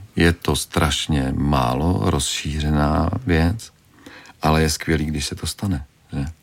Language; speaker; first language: Czech; native; Czech